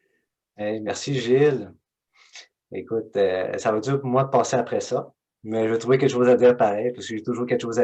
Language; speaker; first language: French; native; French